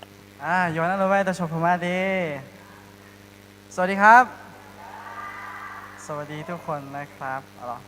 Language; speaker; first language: Thai; non-native, local second language; Akha